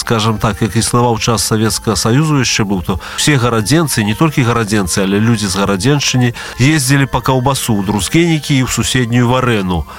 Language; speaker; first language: Belarusian; native; Belarusian